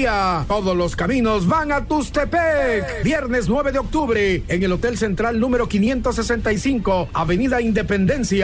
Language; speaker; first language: Spanish; native; Spanish